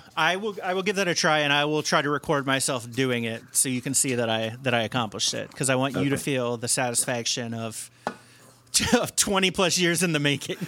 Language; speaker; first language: English; native; English